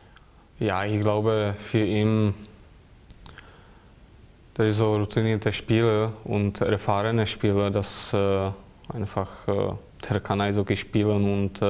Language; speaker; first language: German; non-native, fluent; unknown